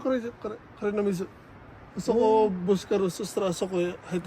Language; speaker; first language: Japanese; non-native, learner; Filipino